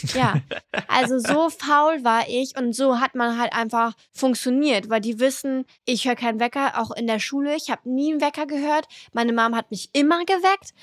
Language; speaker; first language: German; early bilingual, other home language; French